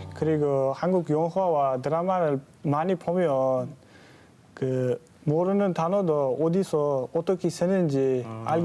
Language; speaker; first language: Korean; non-native, fluent; Uzbek